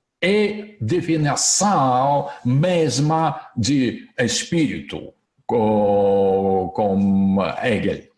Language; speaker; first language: Portuguese; non-native, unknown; Russian